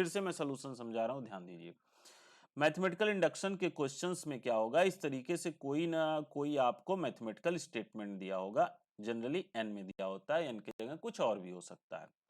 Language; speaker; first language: Hindi; native; Hindi